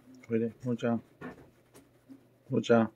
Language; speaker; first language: Japanese; native; Japanese